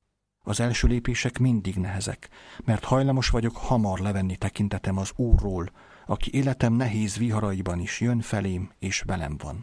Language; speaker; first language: Hungarian; native; Hungarian